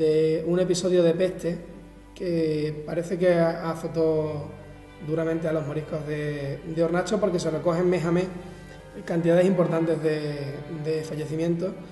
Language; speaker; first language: Spanish; native; Spanish